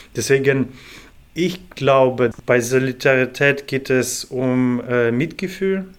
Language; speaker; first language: German; non-native, fluent; Ukrainian